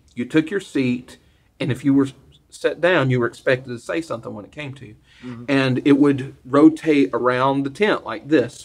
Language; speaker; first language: English; native; English